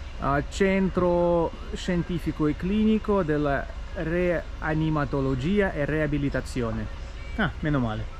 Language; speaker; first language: Italian; non-native, fluent; Russian